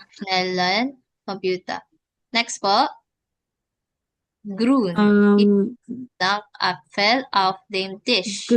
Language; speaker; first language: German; non-native, fluent; Filipino